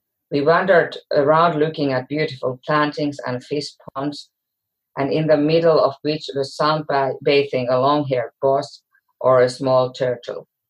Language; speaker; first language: English; non-native, fluent; Finnish